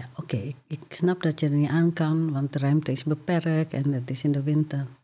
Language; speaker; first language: Dutch; non-native, fluent; Indonesian